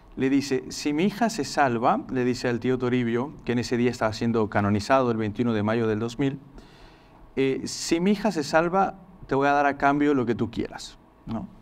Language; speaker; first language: Spanish; native; Spanish